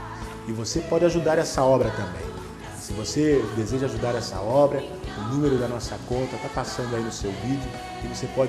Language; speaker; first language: Portuguese; native; Portuguese